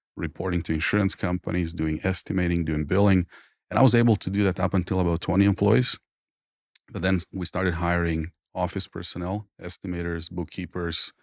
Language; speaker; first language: English; non-native, fluent; Croatian